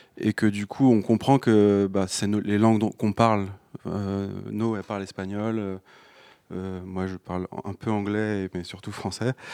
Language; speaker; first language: French; native; French